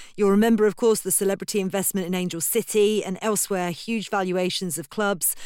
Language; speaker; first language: English; native; English